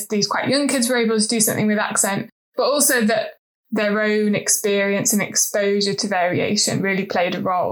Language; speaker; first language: English; native; English